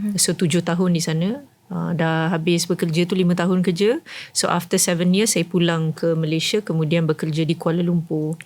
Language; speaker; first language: Malay; early bilingual, heritage; Malay